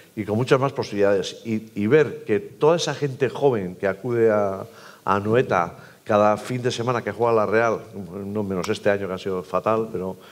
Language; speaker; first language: Spanish; native; Spanish